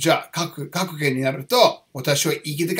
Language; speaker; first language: Japanese; non-native, learner; English